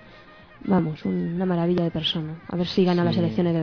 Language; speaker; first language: Spanish; native; Spanish